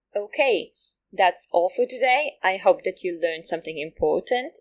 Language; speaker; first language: English; non-native, fluent; Polish